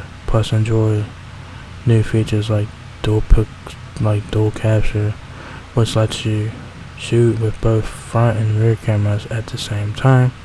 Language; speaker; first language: English; native; English